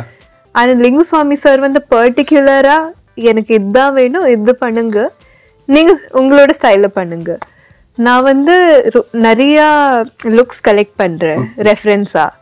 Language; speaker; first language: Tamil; non-native, learner; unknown